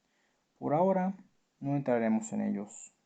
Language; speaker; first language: Spanish; native; Spanish